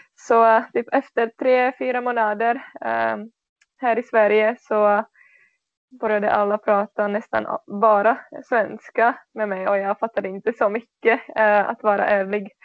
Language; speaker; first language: Swedish; non-native, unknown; Czech